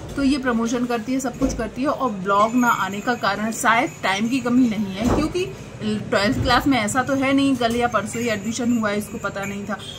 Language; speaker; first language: Hindi; native; Hindi